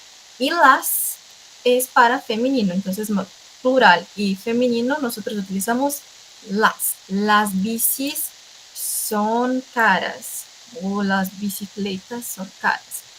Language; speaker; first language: Spanish; non-native, fluent; Portuguese